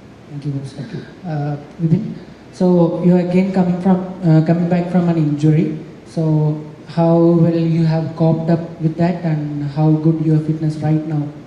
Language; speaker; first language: English; non-native, local second language; Malayalam